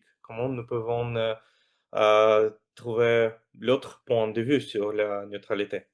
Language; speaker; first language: French; non-native, fluent; Russian